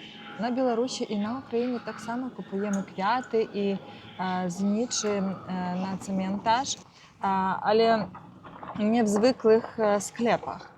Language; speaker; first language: Polish; non-native, learner; Ukrainian